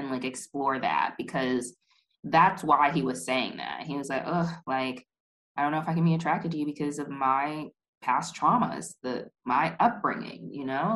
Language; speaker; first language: English; native; English